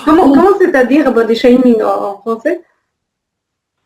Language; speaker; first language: French; non-native, learner; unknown